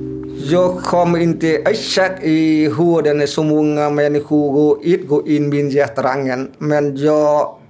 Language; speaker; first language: Swedish; non-native, learner; Vietnamese